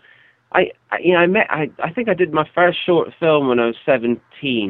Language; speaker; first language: English; native; English